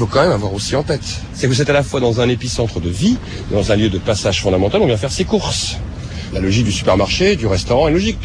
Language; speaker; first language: French; native; French